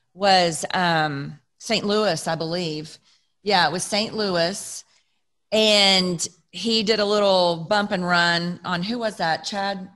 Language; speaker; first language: English; native; English